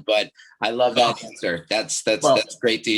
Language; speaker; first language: English; native; English